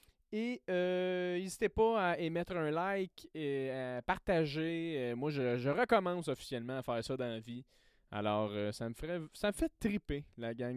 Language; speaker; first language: French; native; French